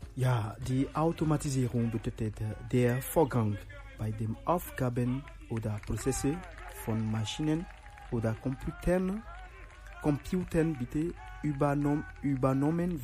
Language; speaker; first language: German; non-native, learner; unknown